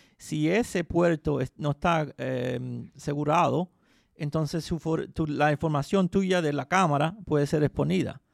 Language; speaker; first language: Spanish; early bilingual, heritage; Spanish